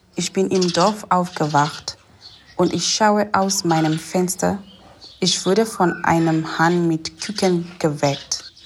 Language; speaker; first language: German; non-native, fluent; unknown